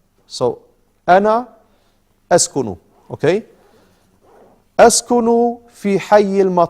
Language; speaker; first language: Arabic; non-native, fluent; English